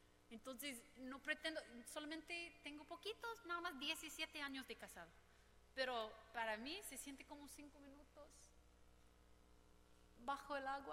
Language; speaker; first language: Spanish; non-native, fluent; English